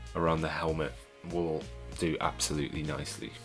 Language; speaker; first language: English; native; English